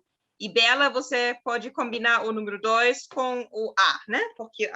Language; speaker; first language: Portuguese; non-native, fluent; German